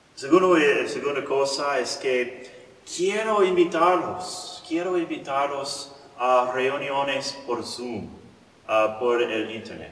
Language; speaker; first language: Spanish; non-native, learner; English